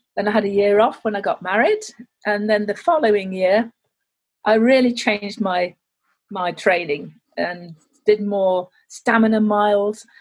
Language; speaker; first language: English; native; English